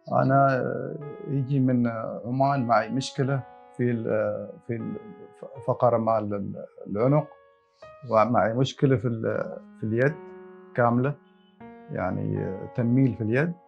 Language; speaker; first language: Arabic; non-native, learner; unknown